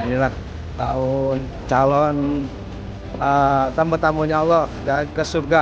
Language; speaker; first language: Indonesian; native; Indonesian